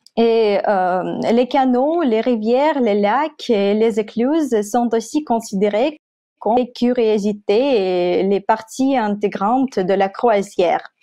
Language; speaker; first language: French; non-native, fluent; Russian